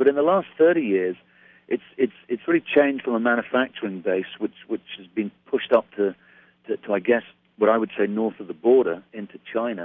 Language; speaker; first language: English; native; English